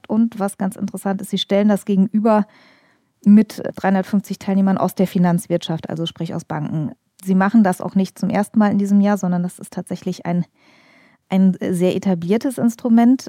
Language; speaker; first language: German; native; German